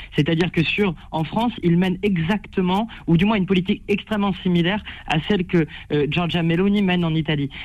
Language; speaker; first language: French; native; French